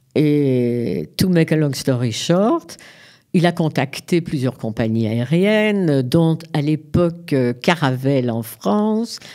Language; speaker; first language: French; native; French